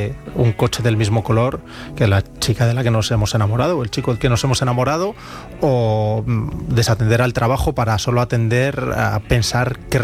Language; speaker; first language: Spanish; native; Spanish